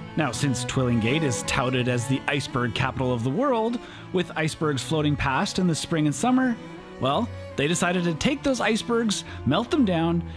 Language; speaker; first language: English; native; English